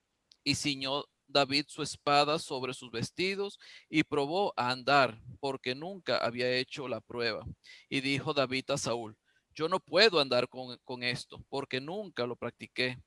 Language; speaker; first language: Spanish; native; Spanish